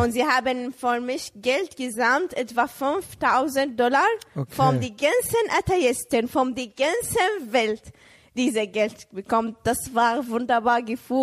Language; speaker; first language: German; non-native, learner; Arabic